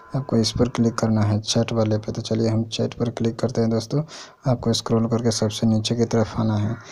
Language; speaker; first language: Hindi; native; Hindi